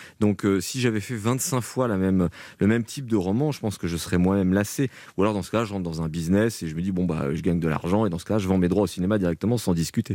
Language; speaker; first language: French; native; French